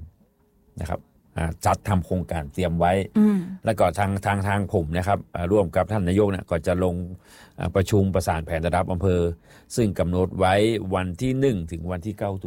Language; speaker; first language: Thai; non-native, local second language; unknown